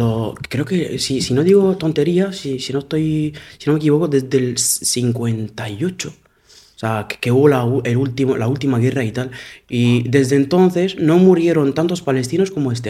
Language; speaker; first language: Spanish; non-native, fluent; Arabic